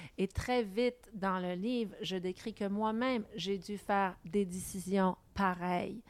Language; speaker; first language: French; non-native, local second language; English